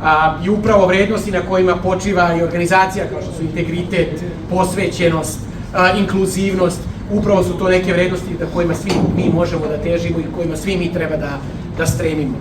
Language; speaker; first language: Bosnian; native; Bosnian